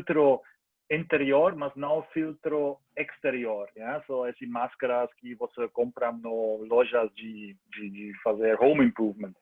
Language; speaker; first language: Portuguese; non-native, learner; German